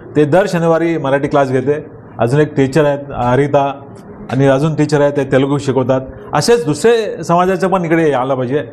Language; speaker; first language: Marathi; non-native, local second language; Telugu